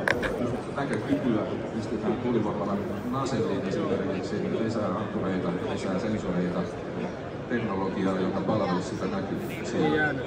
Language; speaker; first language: Finnish; native; Finnish